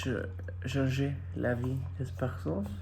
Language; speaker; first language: French; non-native, fluent; Spanish